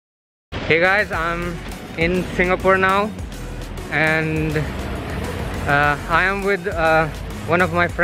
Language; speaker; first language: English; non-native, local second language; Hindi